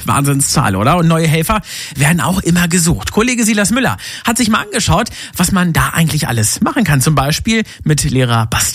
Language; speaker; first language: German; native; German